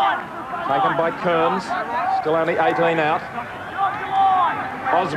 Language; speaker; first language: English; native; English